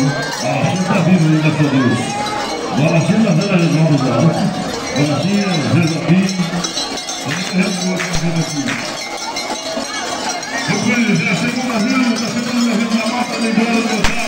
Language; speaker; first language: Portuguese; native; Portuguese